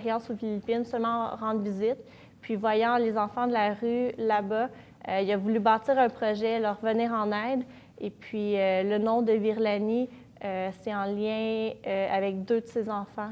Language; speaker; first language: French; native; French